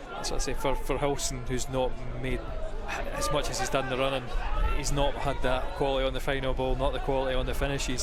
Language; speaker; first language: English; native; English